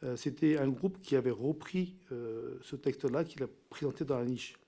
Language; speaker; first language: French; non-native, local second language; Min Nan Chinese